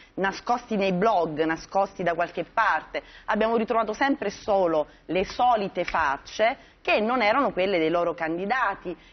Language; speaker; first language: Italian; native; Italian